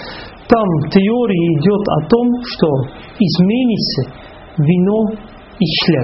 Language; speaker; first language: Russian; non-native, fluent; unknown